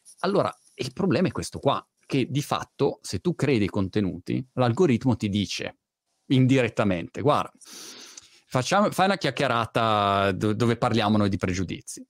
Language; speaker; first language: Italian; native; Italian